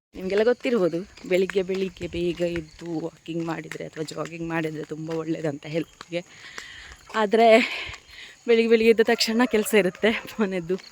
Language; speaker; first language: Kannada; native; Kannada